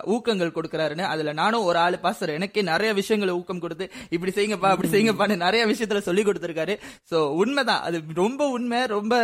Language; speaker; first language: Tamil; native; Tamil